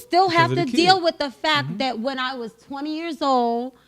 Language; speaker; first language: English; native; English